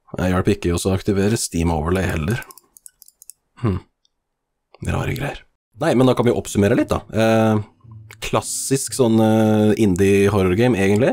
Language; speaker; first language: Norwegian; native; Norwegian